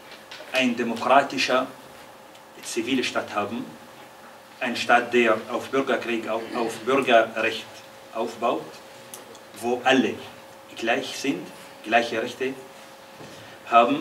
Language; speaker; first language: German; non-native, fluent; Arabic